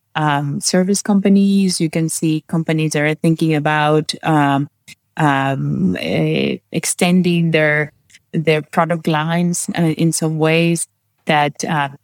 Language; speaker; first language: English; non-native, fluent; Spanish